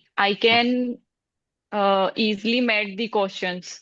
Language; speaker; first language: English; non-native, learner; Hindi